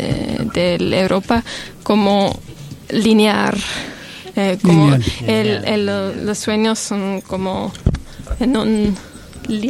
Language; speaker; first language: Spanish; non-native, learner; Italian